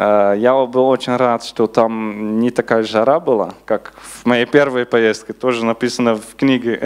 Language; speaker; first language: Russian; non-native, learner; Dutch